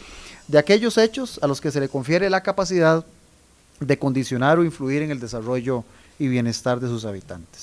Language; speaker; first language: Spanish; native; Spanish